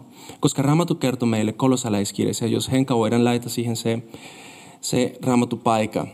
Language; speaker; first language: Finnish; non-native, fluent; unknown